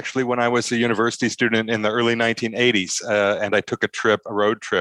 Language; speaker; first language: English; native; English